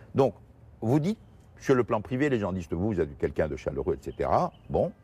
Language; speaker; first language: French; non-native, local second language; Portuguese